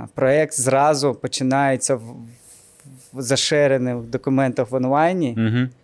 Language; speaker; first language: Ukrainian; non-native, local second language; Russian